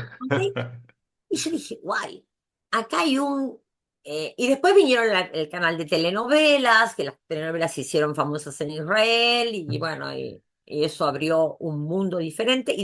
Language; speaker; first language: Spanish; native; Spanish